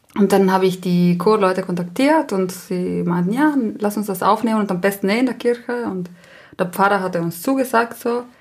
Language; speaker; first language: German; non-native, local second language; Ladin